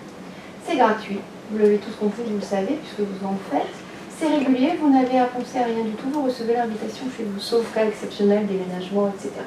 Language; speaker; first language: French; native; French